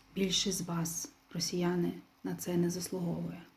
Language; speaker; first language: Ukrainian; non-native, local second language; Russian